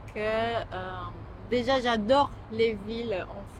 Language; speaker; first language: French; non-native, fluent; Japanese